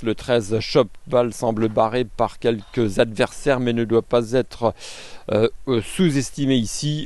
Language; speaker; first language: French; native; French